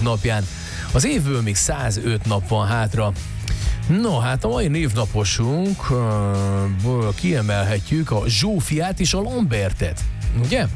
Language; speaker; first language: Hungarian; native; Hungarian